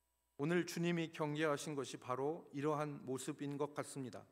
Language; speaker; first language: Korean; native; Korean